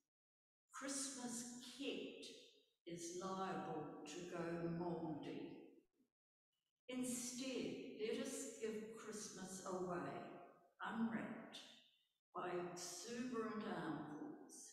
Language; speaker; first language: English; native; English